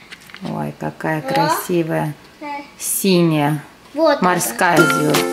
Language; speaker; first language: Russian; native; Russian